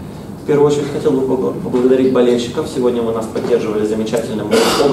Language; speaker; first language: Russian; native; Russian